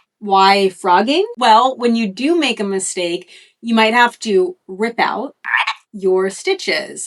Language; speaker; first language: English; native; English